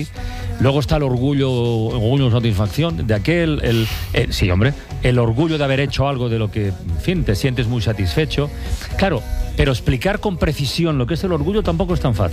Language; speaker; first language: Spanish; native; Spanish